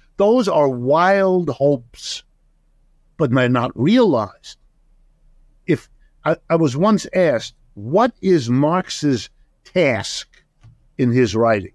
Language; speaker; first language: English; early bilingual, other home language; German